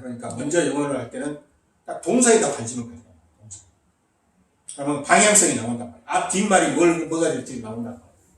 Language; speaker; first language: Korean; native; Korean